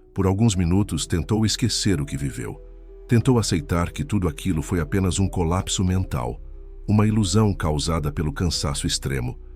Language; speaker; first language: Portuguese; native; Portuguese